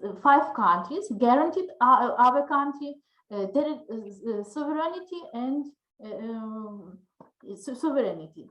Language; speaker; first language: English; non-native, learner; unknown